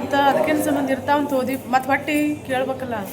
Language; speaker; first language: Kannada; native; Kannada